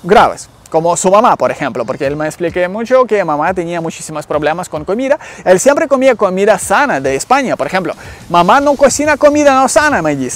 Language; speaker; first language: Spanish; non-native, learner; Ukrainian